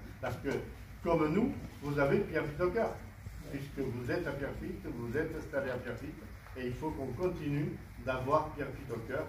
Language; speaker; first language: French; native; French